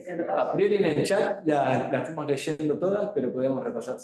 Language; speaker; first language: Spanish; native; Spanish